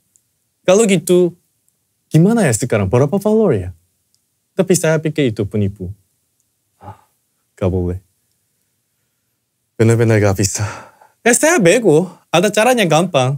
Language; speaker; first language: Indonesian; non-native, fluent; Korean